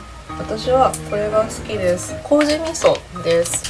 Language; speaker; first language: Japanese; non-native, local second language; Chinese